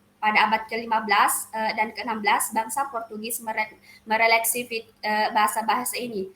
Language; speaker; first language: Indonesian; native; Indonesian